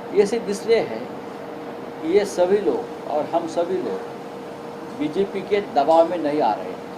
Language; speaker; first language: Hindi; non-native, local second language; Marathi